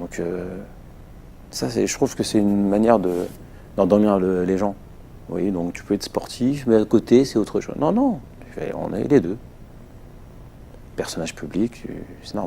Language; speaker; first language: French; native; French